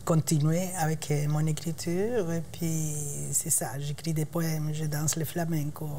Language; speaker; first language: French; non-native, fluent; Spanish